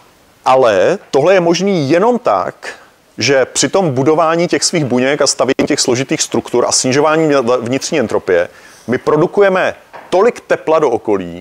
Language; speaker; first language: Czech; native; Czech